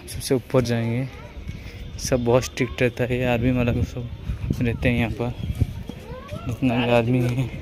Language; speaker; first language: Hindi; non-native, local second language; Odia